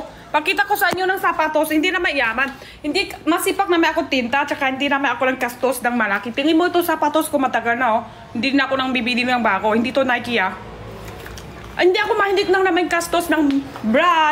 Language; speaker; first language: Filipino; non-native, learner; Chinese